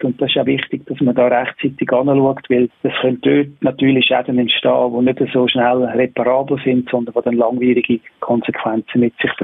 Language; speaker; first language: German; native; German